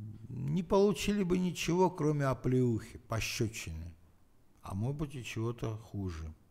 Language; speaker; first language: Russian; non-native, fluent; Armenian